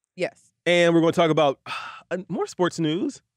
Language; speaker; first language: English; native; English